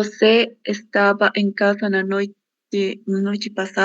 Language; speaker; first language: Portuguese; non-native, learner; Spanish